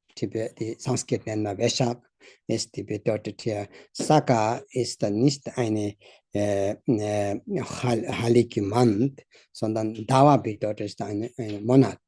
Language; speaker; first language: German; non-native, learner; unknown